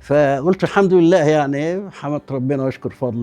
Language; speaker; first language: Arabic; native; Arabic